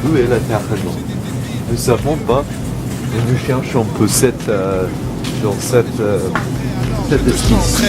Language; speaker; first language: French; non-native, learner; English